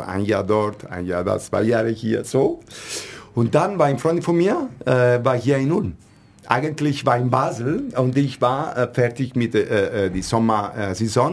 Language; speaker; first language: German; non-native, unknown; Italian